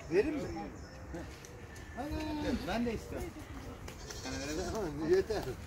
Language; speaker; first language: Turkish; native; Turkish